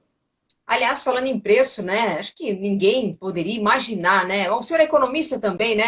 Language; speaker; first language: Portuguese; native; Portuguese